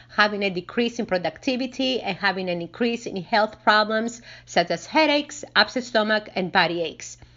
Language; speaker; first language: English; non-native, fluent; Greek